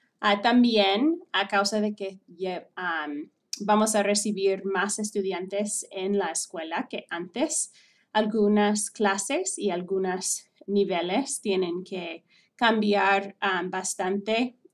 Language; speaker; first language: Spanish; non-native, fluent; English